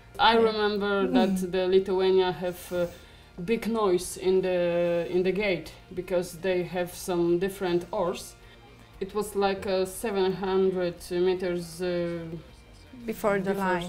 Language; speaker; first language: English; non-native, learner; Polish